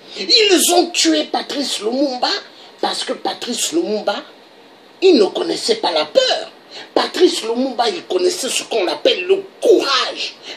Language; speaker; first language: French; non-native, local second language; Lingala